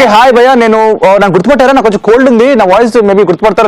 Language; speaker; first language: Telugu; native; Telugu